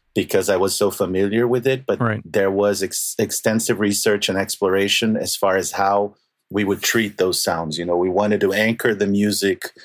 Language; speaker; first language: English; non-native, fluent; Portuguese